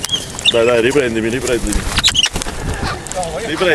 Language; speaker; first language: Italian; native; Italian